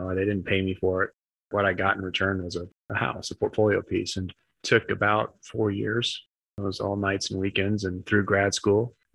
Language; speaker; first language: English; native; English